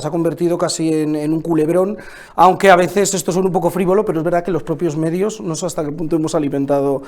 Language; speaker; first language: Spanish; native; Spanish